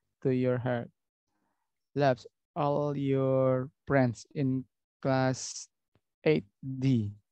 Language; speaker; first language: English; non-native, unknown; Indonesian